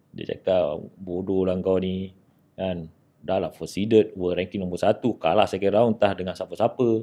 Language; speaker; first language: Malay; native; Malay